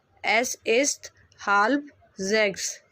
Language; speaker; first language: German; non-native, learner; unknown